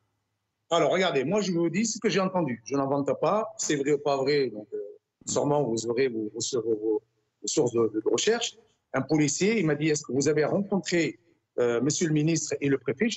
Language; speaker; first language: French; non-native, local second language; Arabic